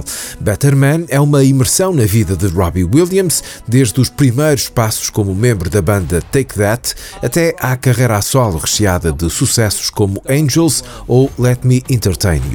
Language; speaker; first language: Portuguese; native; Portuguese